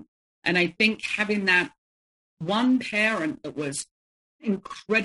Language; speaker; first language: English; native; English